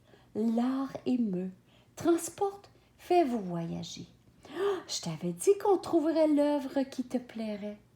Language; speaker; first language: French; native; French